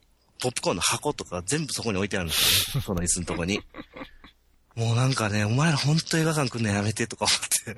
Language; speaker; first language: Japanese; native; Japanese